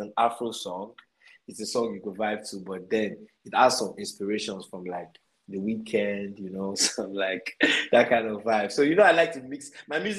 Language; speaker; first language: English; non-native, local second language; Yoruba